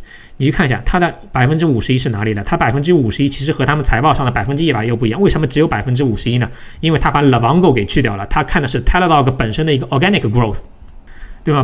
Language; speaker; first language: Chinese; native; Chinese